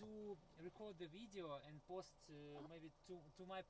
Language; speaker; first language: English; non-native, learner; Russian